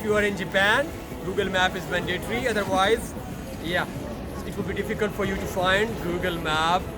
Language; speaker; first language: English; non-native, learner; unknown